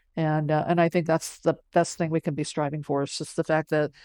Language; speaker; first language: English; early bilingual, other home language; Cantonese